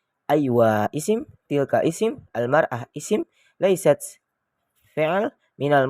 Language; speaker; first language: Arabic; non-native, learner; Indonesian